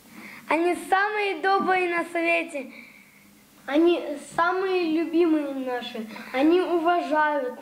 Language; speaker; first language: Russian; early bilingual, heritage; Russian